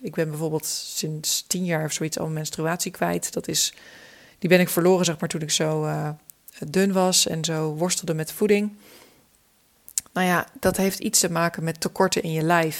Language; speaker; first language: Dutch; native; Dutch